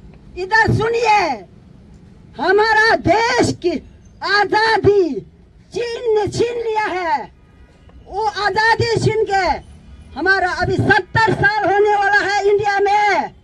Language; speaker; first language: Hindi; non-native, local second language; Tibetan